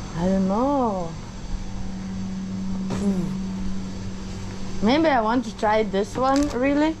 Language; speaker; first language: English; non-native, learner; Lithuanian